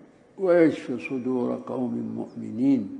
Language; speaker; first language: Arabic; native; Arabic